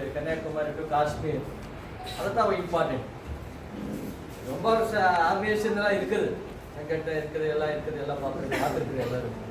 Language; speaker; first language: Tamil; non-native, learner; Kannada